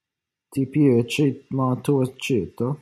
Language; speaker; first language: Italian; non-native, learner; English